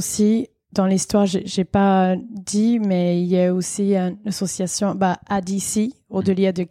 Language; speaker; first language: French; non-native, fluent; English